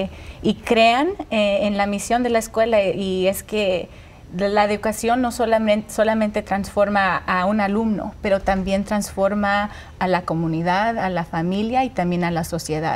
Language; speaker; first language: Spanish; early bilingual, heritage; Spanish